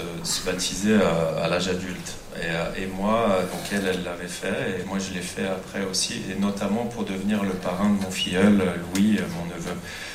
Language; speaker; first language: French; native; French